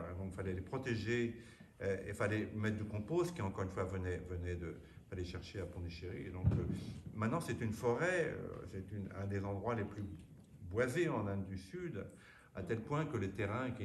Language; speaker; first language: French; native; French